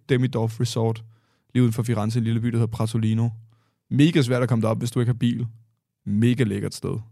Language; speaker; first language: Danish; native; Danish